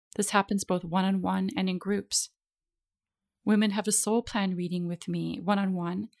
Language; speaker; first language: English; native; English